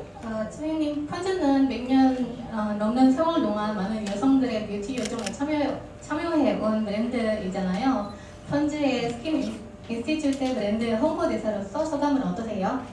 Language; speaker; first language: Korean; non-native, fluent; Indonesian